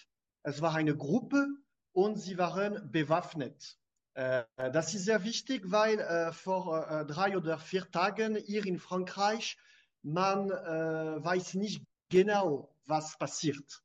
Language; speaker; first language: German; non-native, fluent; French